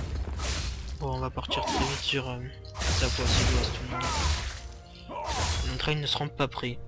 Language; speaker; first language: French; native; French